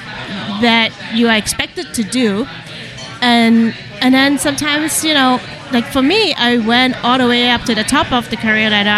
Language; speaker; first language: English; non-native, local second language; Cantonese